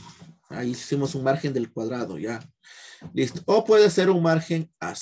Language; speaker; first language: Spanish; native; Spanish